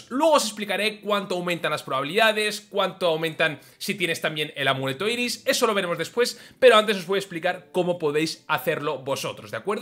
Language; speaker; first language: Spanish; native; Spanish